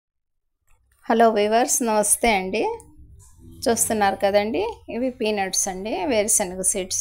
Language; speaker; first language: Telugu; native; Telugu